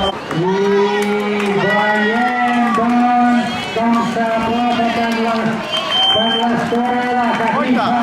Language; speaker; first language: Catalan; native; Catalan